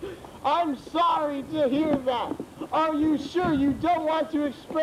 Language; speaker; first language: English; native; English